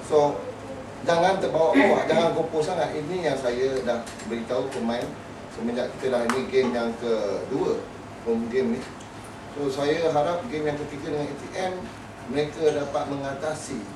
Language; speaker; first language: Malay; non-native, local second language; Tamil